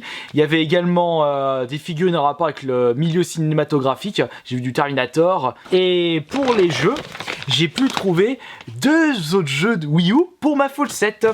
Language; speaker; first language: French; native; French